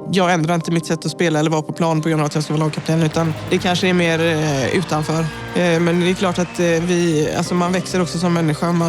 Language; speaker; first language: Swedish; native; Swedish